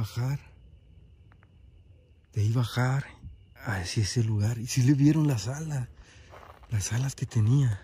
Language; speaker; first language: Spanish; native; Spanish